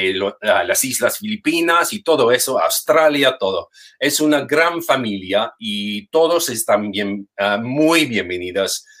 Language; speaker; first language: Spanish; non-native, fluent; English